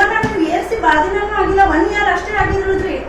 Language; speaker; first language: Kannada; native; Kannada